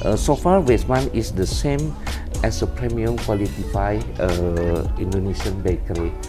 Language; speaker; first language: English; non-native, learner; Indonesian